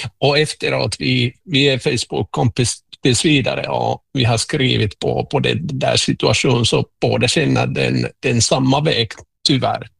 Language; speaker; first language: Swedish; non-native, local second language; Finnish